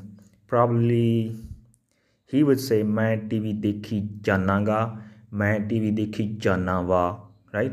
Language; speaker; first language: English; non-native, local second language; Punjabi